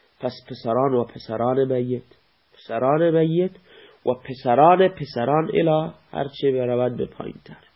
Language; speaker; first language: Persian; non-native, local second language; Baluchi